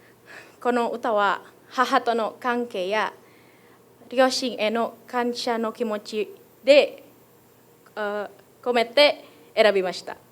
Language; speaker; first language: Japanese; non-native, fluent; Indonesian